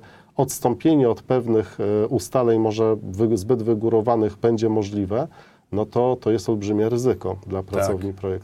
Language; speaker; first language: Polish; native; Polish